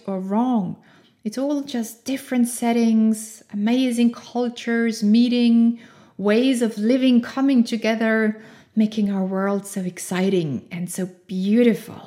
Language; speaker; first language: English; non-native, fluent; German